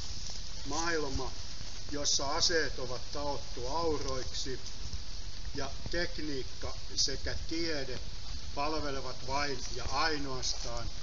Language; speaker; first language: Finnish; native; Finnish